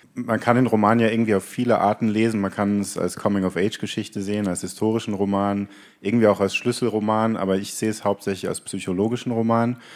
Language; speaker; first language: German; native; German